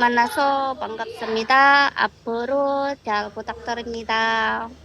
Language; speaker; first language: Korean; non-native, learner; Indonesian